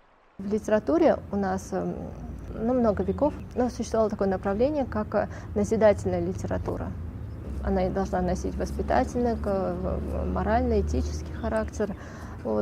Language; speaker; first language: Russian; non-native, local second language; Tajik